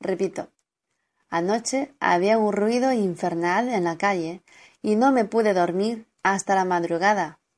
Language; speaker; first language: Spanish; non-native, fluent; Chinese